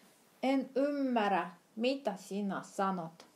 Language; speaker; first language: Finnish; non-native, fluent; Russian